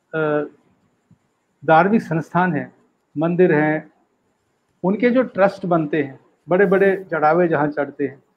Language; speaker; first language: Hindi; native; Hindi